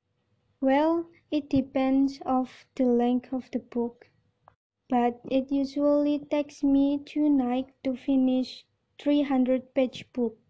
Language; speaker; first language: English; non-native, learner; Indonesian